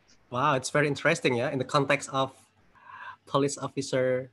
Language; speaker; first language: English; non-native, fluent; Indonesian